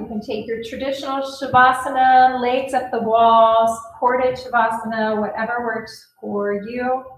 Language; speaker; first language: English; native; English